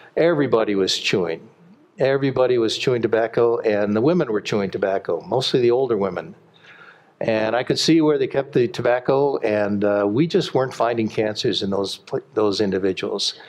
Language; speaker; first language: English; native; English